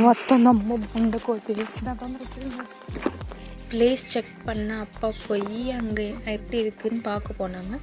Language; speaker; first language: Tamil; early bilingual, heritage; Tamil